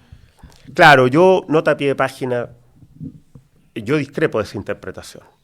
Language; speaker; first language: Spanish; native; Spanish